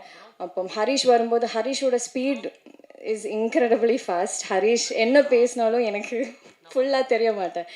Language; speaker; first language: Tamil; non-native, learner; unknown